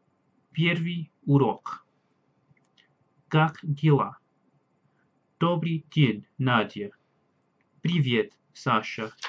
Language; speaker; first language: Russian; non-native, learner; English